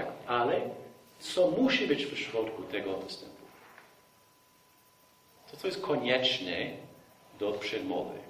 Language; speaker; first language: Polish; non-native, fluent; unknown